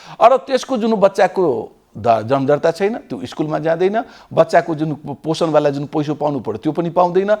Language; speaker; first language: Nepali; non-native, local second language; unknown